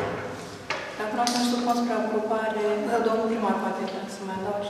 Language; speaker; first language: Romanian; native; Romanian